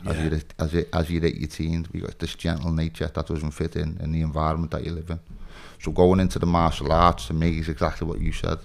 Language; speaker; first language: English; native; English